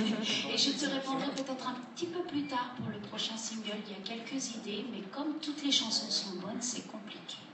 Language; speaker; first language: French; native; French